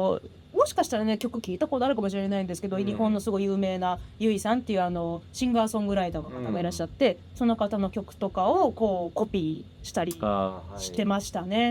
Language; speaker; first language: Japanese; native; Japanese